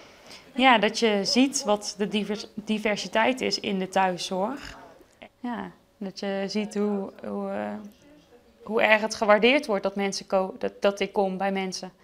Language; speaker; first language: Dutch; native; Dutch